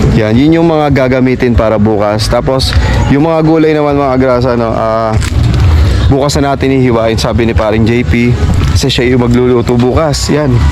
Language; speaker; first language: Filipino; native; Filipino